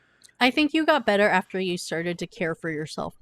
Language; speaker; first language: English; native; English